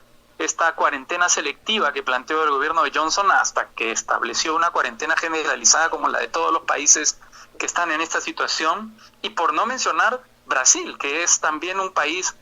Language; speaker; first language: Spanish; native; Spanish